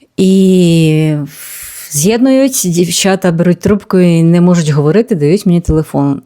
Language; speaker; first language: Ukrainian; native; Ukrainian